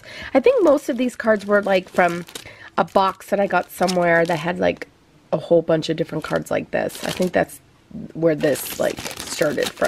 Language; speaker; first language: English; native; English